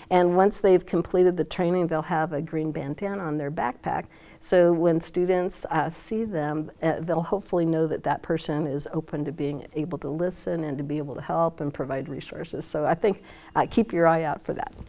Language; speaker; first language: English; native; English